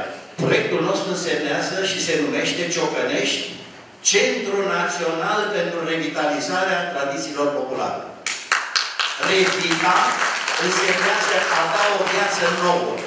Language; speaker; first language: Romanian; native; Romanian